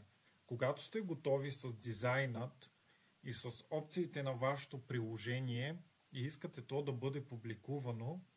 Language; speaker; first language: Bulgarian; native; Bulgarian